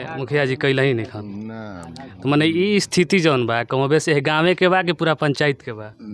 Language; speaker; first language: Hindi; native; Hindi